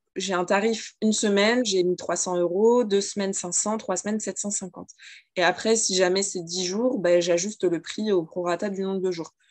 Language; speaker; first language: French; native; French